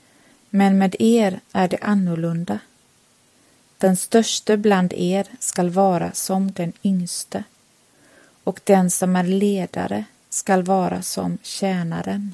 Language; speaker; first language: Swedish; native; Swedish